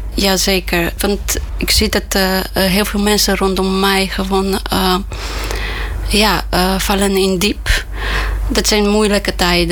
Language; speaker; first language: Dutch; non-native, fluent; Polish